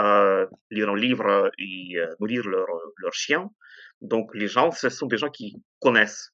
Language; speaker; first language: French; non-native, fluent; Ukrainian